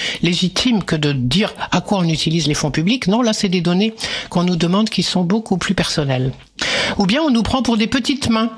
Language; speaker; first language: French; native; French